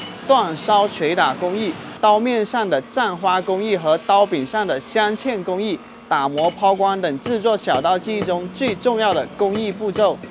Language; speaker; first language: Chinese; native; Chinese